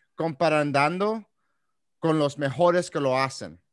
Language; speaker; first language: Spanish; early bilingual, other home language; English